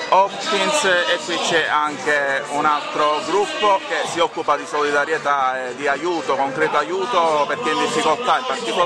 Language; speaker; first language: Italian; native; Italian